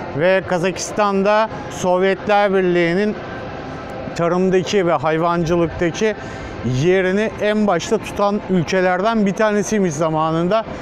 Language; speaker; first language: Turkish; native; Turkish